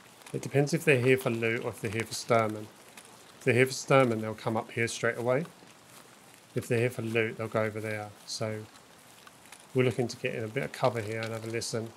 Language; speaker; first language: English; native; English